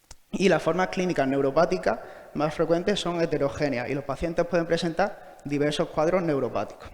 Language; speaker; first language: Spanish; native; Spanish